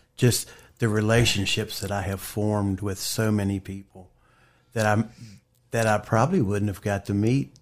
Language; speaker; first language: English; native; English